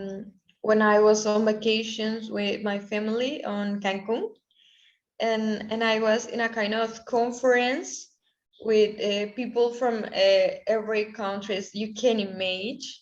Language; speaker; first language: English; non-native, learner; Spanish